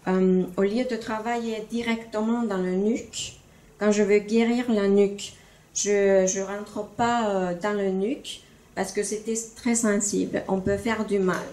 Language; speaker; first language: French; non-native, fluent; Finnish